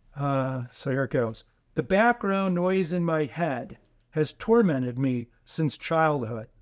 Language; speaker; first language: English; native; English